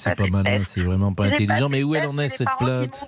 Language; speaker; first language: French; native; French